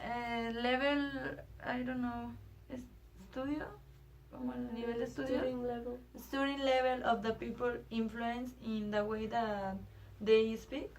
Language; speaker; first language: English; non-native, learner; Spanish